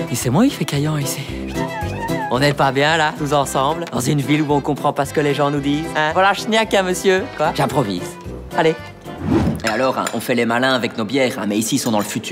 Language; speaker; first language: French; native; French